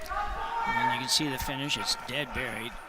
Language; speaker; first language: English; native; English